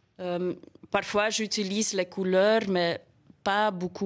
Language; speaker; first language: French; non-native, fluent; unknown